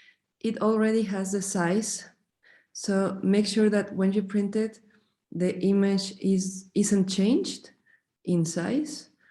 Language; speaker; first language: English; non-native, fluent; Spanish